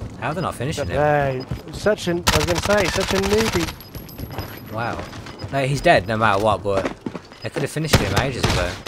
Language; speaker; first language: English; native; English